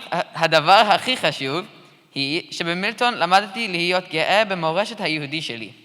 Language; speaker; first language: Hebrew; non-native, learner; English